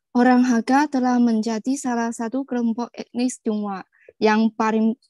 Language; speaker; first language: Indonesian; non-native, fluent; Chinese